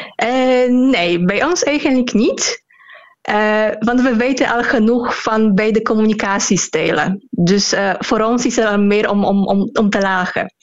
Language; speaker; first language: Dutch; non-native, fluent; Polish